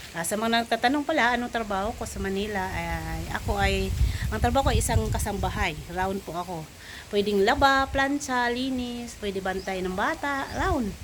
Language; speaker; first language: Filipino; non-native, local second language; Cebuano